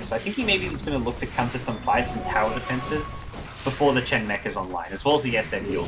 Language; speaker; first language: English; native; English